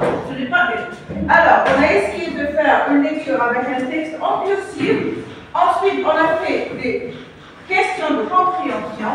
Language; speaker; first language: French; non-native, local second language; Arabic